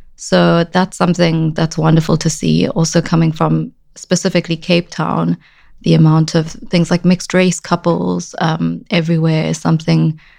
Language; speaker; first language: English; native; English